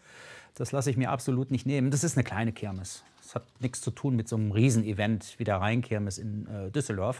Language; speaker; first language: German; native; German